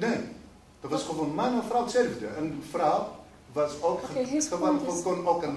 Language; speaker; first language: Dutch; early bilingual, other home language; Riffian